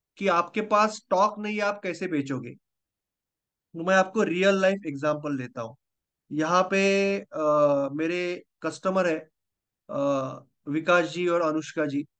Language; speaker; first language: Hindi; non-native, local second language; Marathi